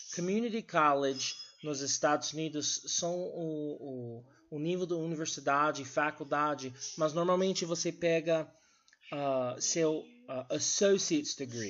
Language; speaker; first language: Portuguese; non-native, learner; English